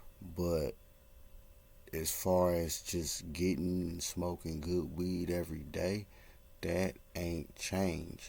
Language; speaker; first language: English; native; English